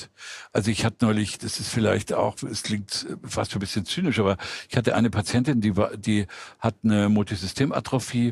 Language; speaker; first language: German; native; German